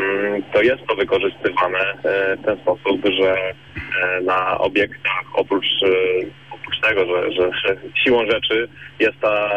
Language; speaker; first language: Polish; native; Polish